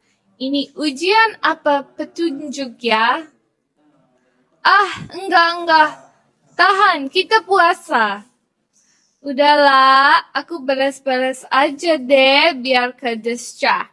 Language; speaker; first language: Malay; non-native, fluent; Korean